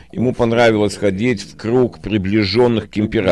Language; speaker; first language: Russian; native; Russian